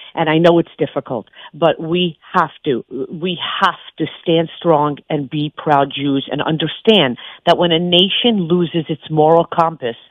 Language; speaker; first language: English; native; English